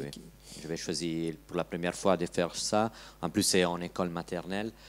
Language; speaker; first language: French; non-native, learner; Italian